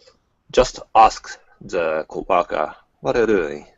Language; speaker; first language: English; non-native, learner; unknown